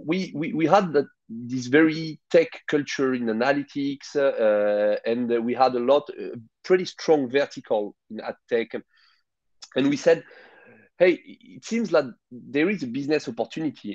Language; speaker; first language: English; non-native, fluent; French